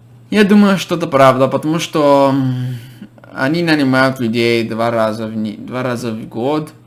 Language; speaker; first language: Russian; non-native, fluent; English